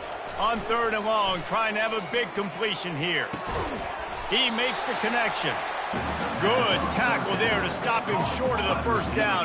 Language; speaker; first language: English; native; English